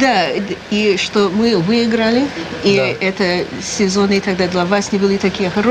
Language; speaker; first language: Russian; non-native, fluent; English